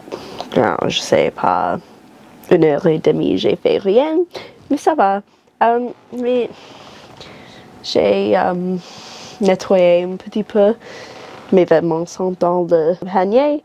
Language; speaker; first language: French; non-native, learner; English